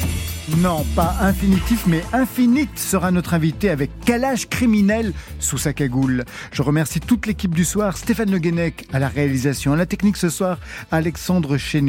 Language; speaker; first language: French; native; French